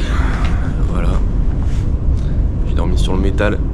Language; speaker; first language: French; native; French